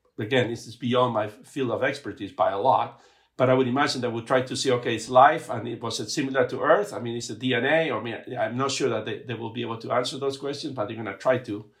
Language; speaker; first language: English; non-native, fluent; Spanish